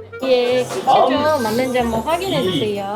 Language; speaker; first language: Korean; native; Korean